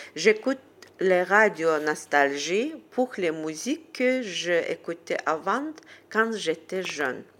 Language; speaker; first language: French; non-native, learner; Azerbaijani